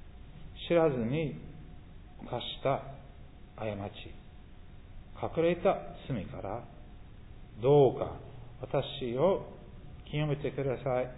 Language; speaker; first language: Japanese; non-native, fluent; English